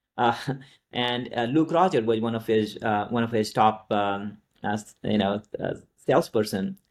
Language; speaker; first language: English; non-native, local second language; Hindi